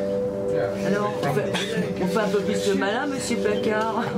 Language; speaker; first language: French; native; French